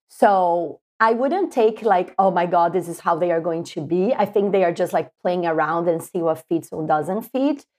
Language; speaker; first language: English; non-native, fluent; Spanish